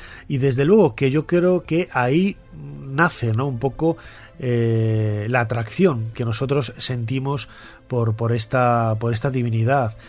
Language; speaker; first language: Spanish; native; Spanish